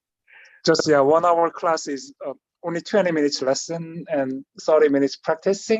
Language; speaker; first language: English; non-native, learner; Korean